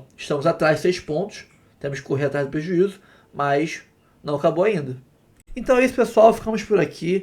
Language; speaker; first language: Portuguese; native; Portuguese